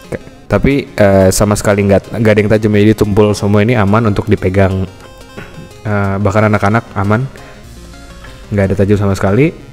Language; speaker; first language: Indonesian; native; Indonesian